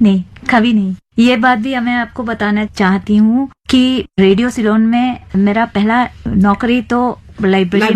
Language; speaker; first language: Hindi; non-native, fluent; Sinhala